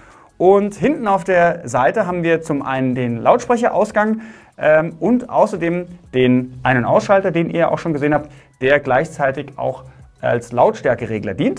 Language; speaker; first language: German; native; German